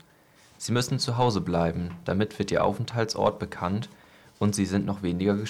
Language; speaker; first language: German; native; German